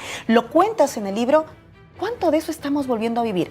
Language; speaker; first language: Spanish; native; Spanish